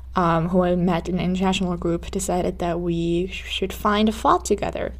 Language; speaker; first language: English; non-native, fluent; Finnish